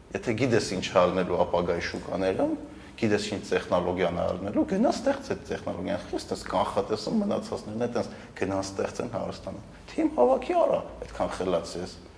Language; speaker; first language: Armenian; native; Armenian